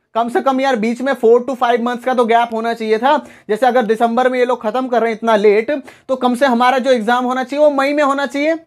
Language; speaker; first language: Hindi; native; Hindi